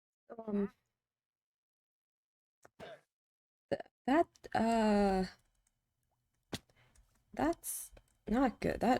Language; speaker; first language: English; native; English